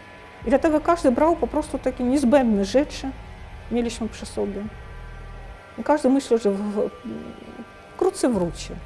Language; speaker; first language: Polish; non-native, fluent; Russian